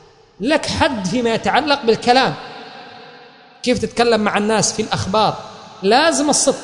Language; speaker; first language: Arabic; native; Arabic